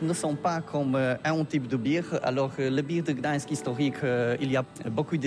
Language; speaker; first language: French; non-native, learner; Polish